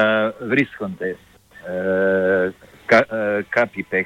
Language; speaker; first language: Greek; non-native, fluent; Serbian